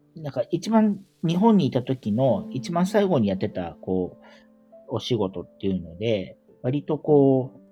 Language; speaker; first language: Japanese; native; Japanese